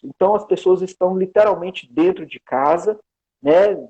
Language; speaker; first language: Portuguese; native; Portuguese